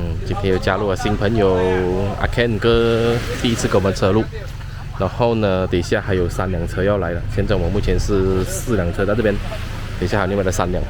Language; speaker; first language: Chinese; native; Chinese